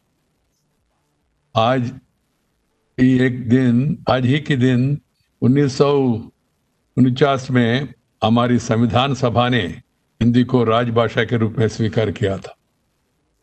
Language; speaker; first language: Hindi; non-native, local second language; Telugu